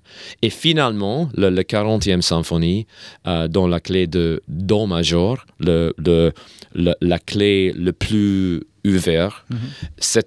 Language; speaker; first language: French; non-native, learner; English